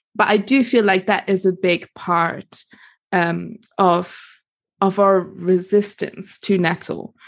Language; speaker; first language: English; non-native, fluent; Italian